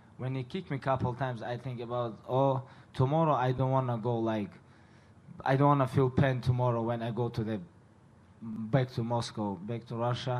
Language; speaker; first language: English; non-native, fluent; Russian